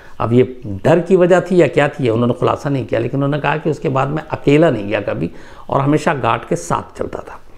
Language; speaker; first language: Hindi; native; Hindi